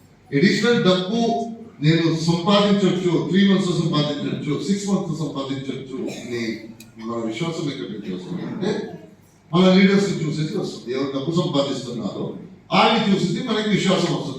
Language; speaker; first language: Telugu; non-native, fluent; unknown